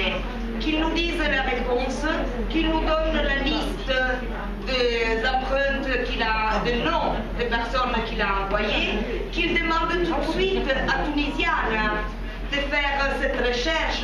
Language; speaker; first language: French; non-native, fluent; Italian